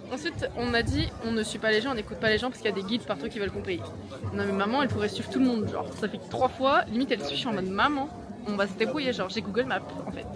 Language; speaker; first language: French; native; French